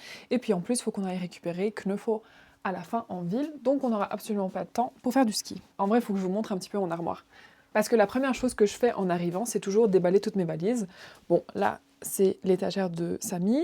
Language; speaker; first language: French; native; French